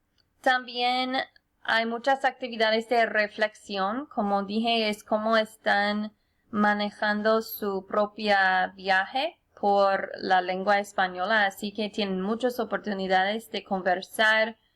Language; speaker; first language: Spanish; non-native, fluent; English